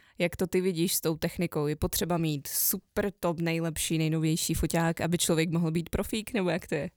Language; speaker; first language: Czech; native; Czech